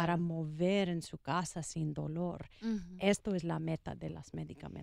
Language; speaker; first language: Spanish; non-native, learner; English